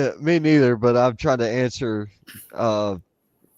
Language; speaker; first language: English; native; English